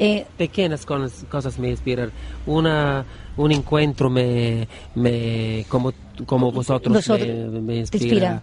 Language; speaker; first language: Spanish; non-native, learner; Bulgarian